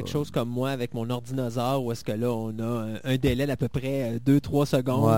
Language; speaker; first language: French; native; French